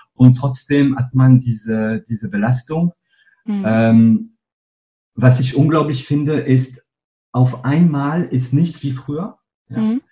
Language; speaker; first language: German; non-native, fluent; French